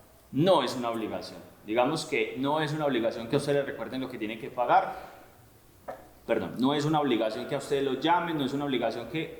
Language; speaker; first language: Spanish; native; Spanish